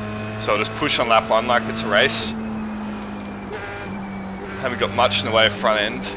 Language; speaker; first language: English; native; English